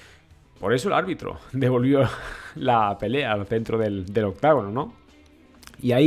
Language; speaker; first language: Spanish; native; Spanish